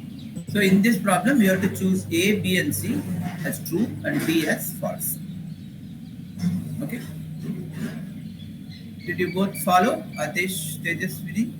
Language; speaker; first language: English; non-native, local second language; Tamil